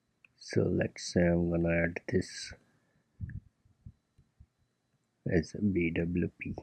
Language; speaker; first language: English; non-native, local second language; Gujarati